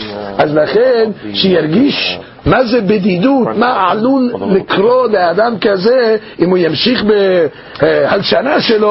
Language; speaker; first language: Hebrew; non-native, fluent; English